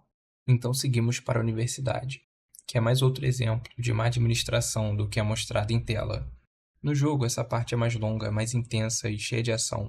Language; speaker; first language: Portuguese; native; Portuguese